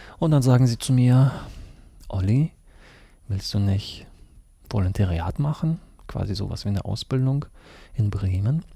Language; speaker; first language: German; early bilingual, other home language; Russian